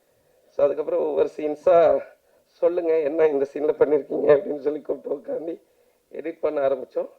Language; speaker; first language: Tamil; native; Tamil